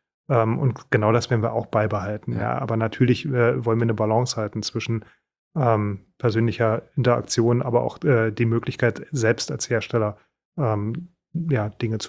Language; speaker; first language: German; native; German